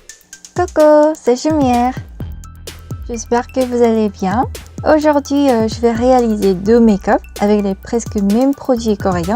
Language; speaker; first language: French; non-native, learner; Korean